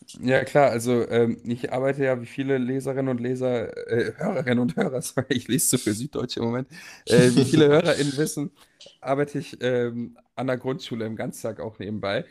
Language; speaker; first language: German; native; German